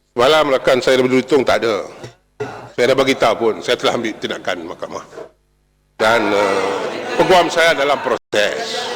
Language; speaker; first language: Malay; native; Malay